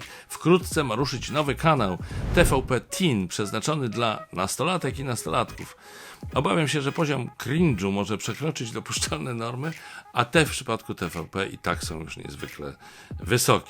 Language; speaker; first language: Polish; native; Polish